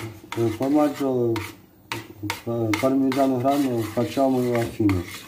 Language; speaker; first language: Italian; non-native, learner; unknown